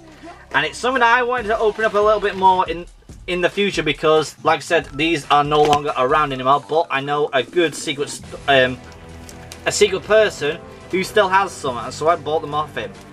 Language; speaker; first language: English; native; English